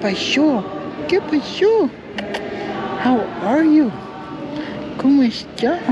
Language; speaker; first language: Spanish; non-native, learner; English